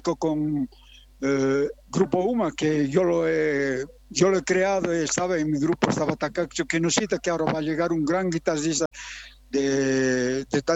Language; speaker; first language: Spanish; native; Spanish